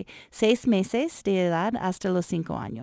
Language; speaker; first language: Spanish; non-native, fluent; English